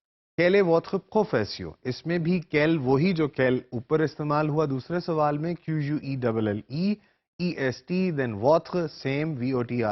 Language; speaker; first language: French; non-native, fluent; Urdu